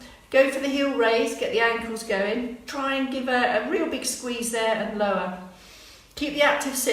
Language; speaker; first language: English; native; English